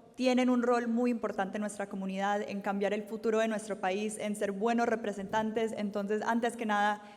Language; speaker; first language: Spanish; early bilingual, heritage; Spanish